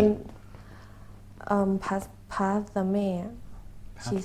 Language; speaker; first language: English; non-native, learner; Thai